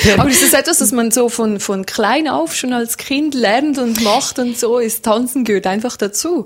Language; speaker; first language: German; native; German